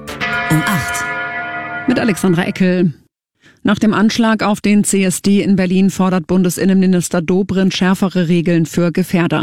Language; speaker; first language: German; native; German